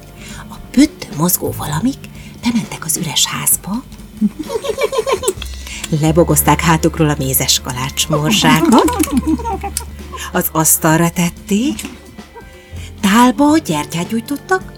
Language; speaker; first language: Hungarian; native; Hungarian